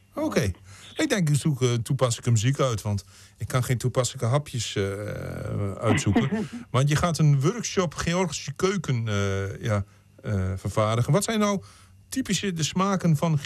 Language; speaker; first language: Dutch; native; Dutch